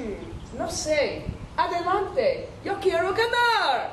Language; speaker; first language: Spanish; non-native, learner; English